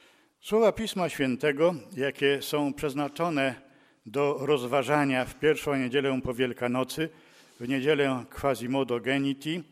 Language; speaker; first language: Polish; native; Polish